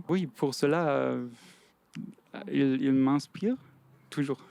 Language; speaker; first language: French; non-native, fluent; German